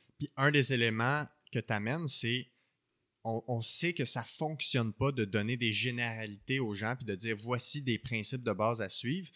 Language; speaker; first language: French; native; French